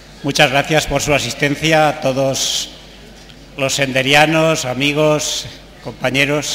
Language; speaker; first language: Spanish; native; Spanish